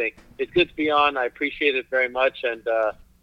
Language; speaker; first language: English; native; English